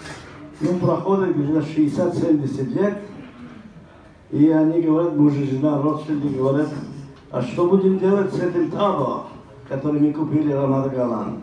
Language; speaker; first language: Russian; non-native, local second language; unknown